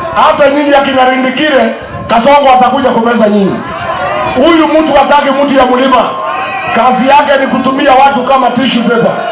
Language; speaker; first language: Swahili; non-native, local second language; Kikuyu